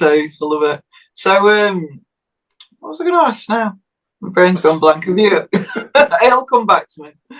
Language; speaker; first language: English; native; English